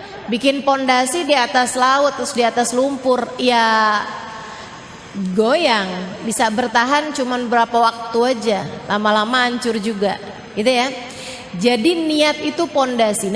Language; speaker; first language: Indonesian; native; Indonesian